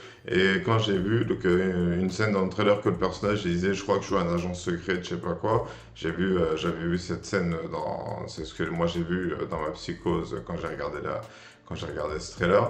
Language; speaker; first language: French; native; French